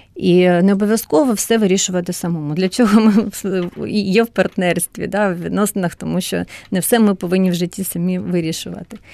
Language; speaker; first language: Ukrainian; non-native, local second language; Russian